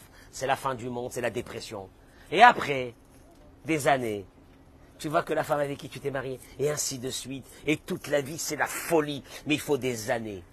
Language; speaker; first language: French; native; French